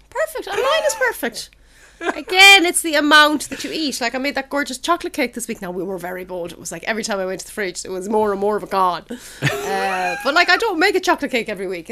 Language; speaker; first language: English; native; English